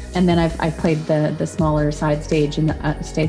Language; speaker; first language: English; native; English